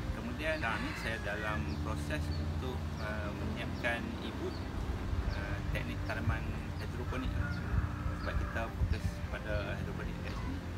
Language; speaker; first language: Malay; native; Malay